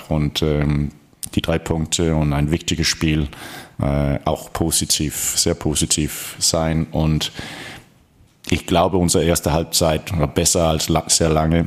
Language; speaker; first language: German; non-native, fluent; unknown